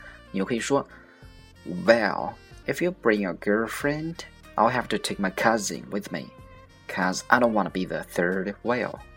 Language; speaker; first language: English; non-native, fluent; Chinese